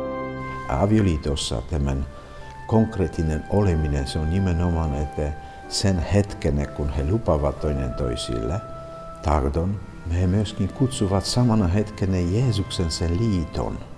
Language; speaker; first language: Finnish; non-native, fluent; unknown